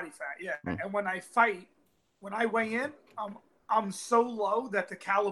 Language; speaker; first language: English; native; English